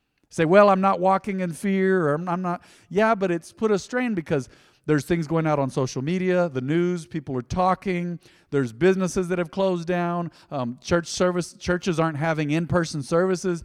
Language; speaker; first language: English; early bilingual, other home language; Spanish